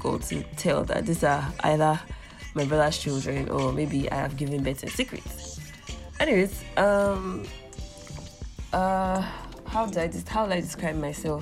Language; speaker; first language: English; non-native, local second language; Yoruba